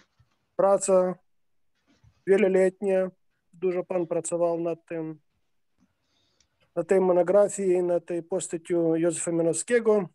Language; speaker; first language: Polish; non-native, fluent; Ukrainian